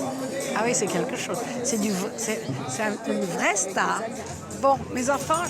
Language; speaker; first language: French; native; French